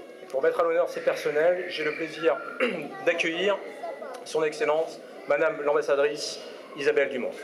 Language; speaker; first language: French; native; French